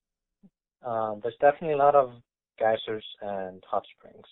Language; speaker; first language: English; non-native, fluent; Icelandic